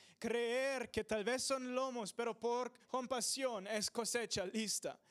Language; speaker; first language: Spanish; non-native, fluent; English